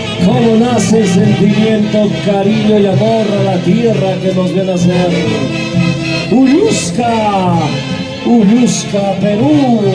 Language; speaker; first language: Spanish; native; Spanish